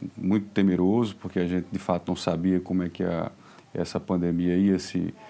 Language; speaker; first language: Portuguese; native; Portuguese